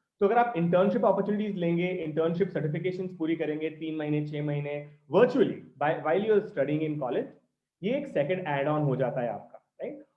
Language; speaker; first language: Hindi; non-native, local second language; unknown